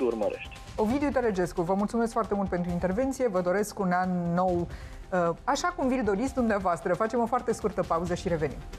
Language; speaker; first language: Romanian; native; Romanian